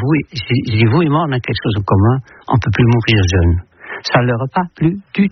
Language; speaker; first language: French; non-native, fluent; Dutch